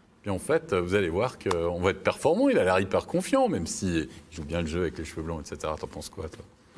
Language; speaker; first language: French; native; French